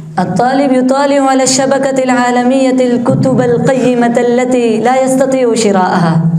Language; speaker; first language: Arabic; non-native, learner; Urdu